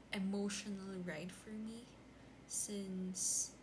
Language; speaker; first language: English; non-native, local second language; Filipino